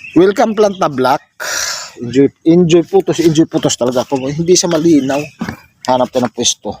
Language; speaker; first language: Filipino; non-native, local second language; Cebuano